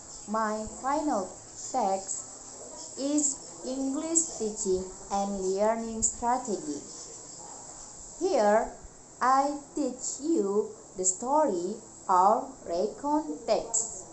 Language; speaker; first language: English; non-native, learner; Indonesian